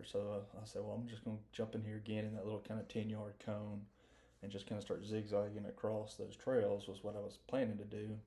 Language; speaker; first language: English; native; English